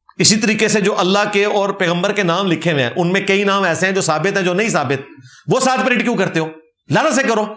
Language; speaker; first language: Urdu; non-native, local second language; Punjabi